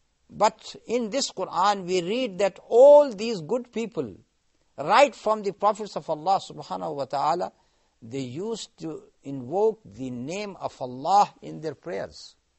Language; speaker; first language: English; non-native, local second language; Urdu